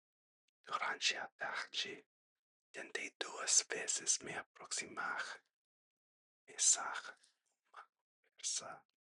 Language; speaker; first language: Portuguese; non-native, learner; English